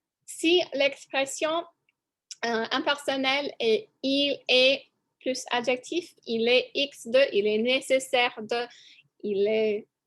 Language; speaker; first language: French; non-native, fluent; English